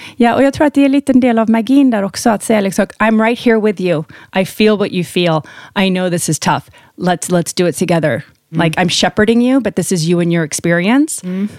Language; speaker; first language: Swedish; early bilingual, heritage; Swedish